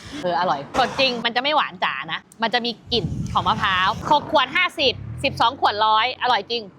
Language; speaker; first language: Thai; native; Thai